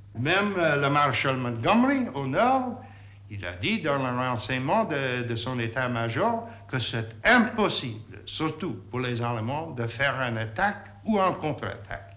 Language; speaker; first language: French; non-native, fluent; English